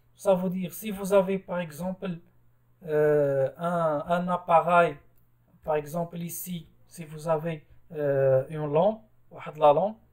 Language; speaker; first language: French; non-native, local second language; Arabic